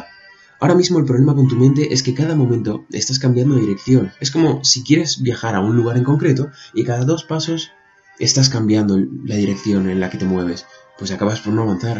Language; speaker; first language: Spanish; native; Spanish